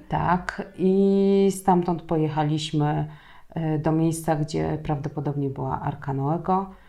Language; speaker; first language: Polish; native; Polish